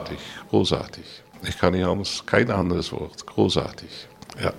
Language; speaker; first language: German; non-native, learner; Dutch